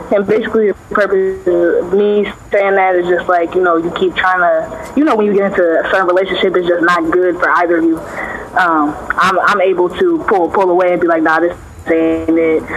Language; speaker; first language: English; native; English